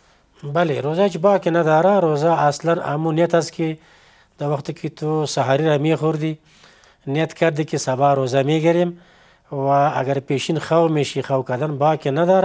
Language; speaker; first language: Persian; native; Persian